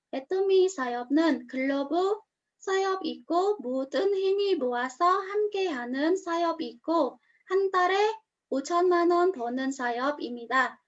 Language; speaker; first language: Korean; non-native, learner; Khmer